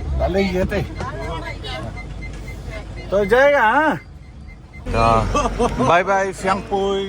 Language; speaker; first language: Hindi; non-native, local second language; Khasi